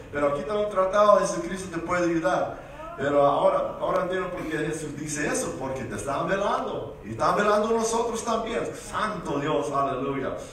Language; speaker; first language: Spanish; early bilingual, heritage; Spanish